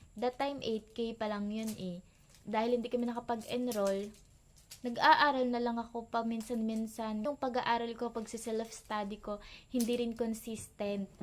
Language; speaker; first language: Filipino; native; Filipino